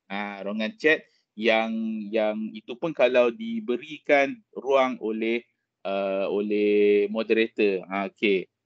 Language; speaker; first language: Malay; native; Malay